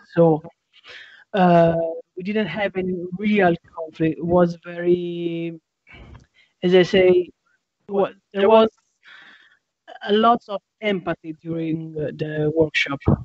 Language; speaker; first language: English; non-native, fluent; Italian